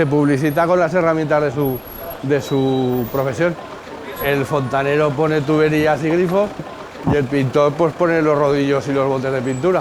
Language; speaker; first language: Spanish; native; Spanish